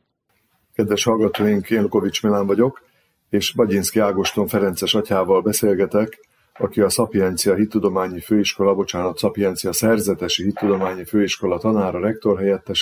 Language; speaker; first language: Hungarian; native; Hungarian